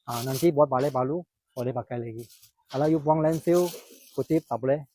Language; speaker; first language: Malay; non-native, local second language; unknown